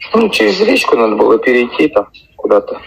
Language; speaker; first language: Russian; native; Russian